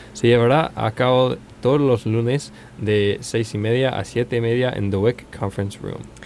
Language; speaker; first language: Spanish; non-native, learner; English